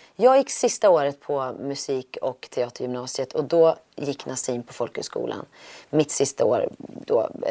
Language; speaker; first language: Swedish; native; Swedish